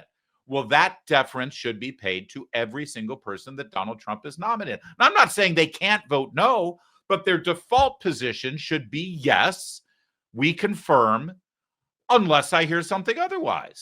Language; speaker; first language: English; native; English